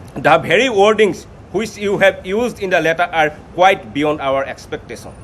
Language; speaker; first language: English; non-native, local second language; Assamese